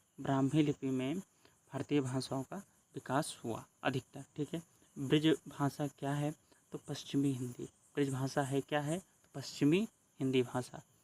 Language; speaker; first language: Hindi; native; Hindi